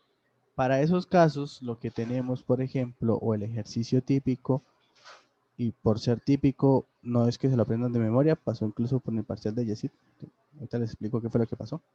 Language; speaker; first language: Spanish; native; Spanish